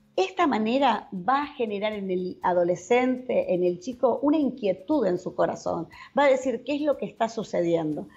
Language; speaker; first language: Spanish; native; Spanish